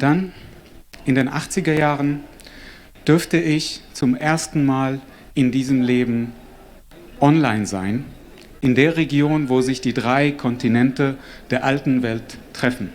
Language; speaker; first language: German; non-native, fluent; Arabic